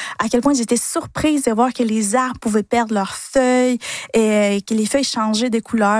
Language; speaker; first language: French; early bilingual, other home language; Spanish